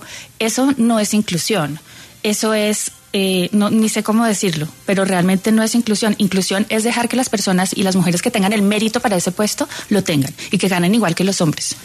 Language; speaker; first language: Spanish; native; Spanish